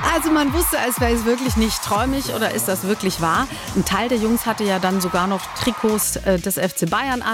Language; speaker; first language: German; native; German